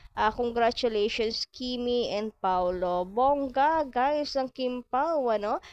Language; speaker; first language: Filipino; non-native, local second language; Bikol